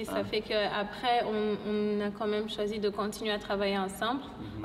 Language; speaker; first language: French; non-native, local second language; Lingala